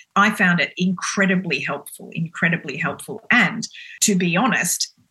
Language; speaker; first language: English; native; English